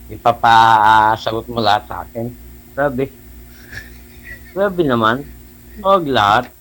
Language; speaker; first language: Filipino; non-native, local second language; Cebuano